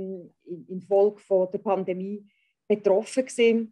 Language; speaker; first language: German; native; German